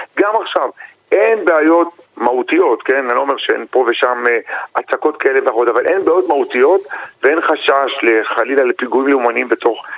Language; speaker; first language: Hebrew; native; Hebrew